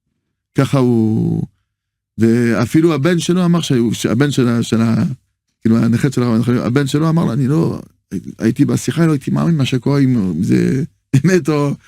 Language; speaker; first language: Hebrew; non-native, fluent; French